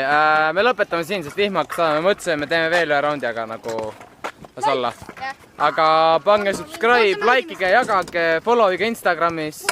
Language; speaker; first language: Estonian; native; Estonian